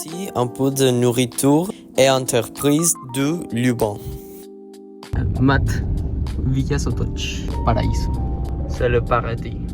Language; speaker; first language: French; non-native, learner; Spanish